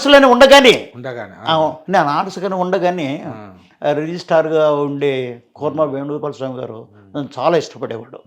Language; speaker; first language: Telugu; native; Telugu